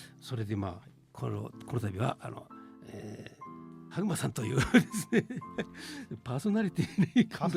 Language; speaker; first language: Japanese; native; Japanese